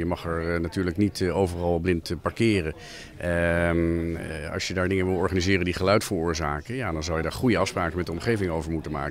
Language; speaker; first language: Dutch; native; Dutch